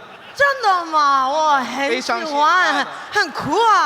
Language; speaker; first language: Chinese; non-native, learner; English